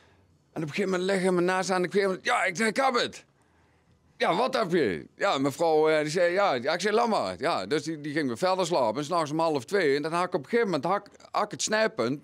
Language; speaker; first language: Dutch; native; Dutch